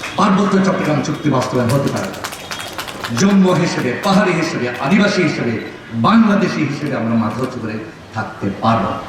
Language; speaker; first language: Bangla; non-native, local second language; Chakma